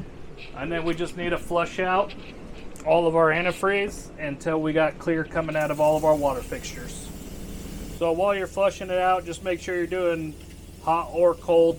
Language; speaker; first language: English; native; English